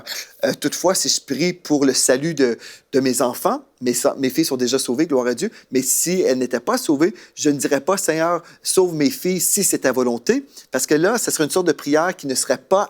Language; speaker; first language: French; native; French